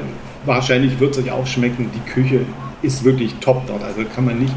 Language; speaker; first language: German; native; German